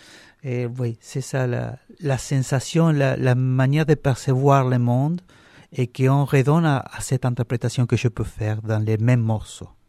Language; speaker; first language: French; non-native, learner; Spanish